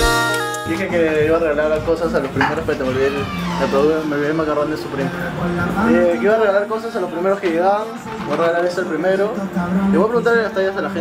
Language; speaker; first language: Spanish; native; Spanish